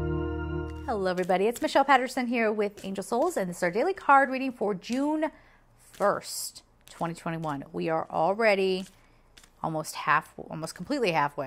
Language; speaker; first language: English; native; English